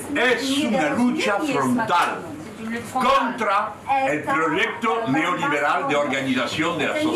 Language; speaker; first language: Spanish; non-native, fluent; French